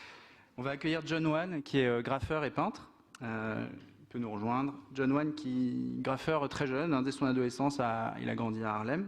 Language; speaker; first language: French; native; French